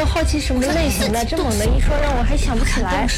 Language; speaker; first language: Chinese; native; Chinese